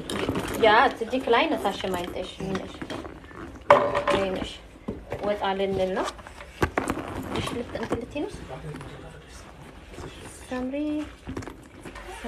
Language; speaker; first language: German; non-native, learner; Amharic